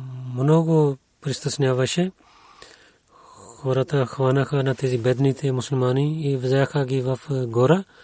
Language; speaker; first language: Bulgarian; non-native, learner; Urdu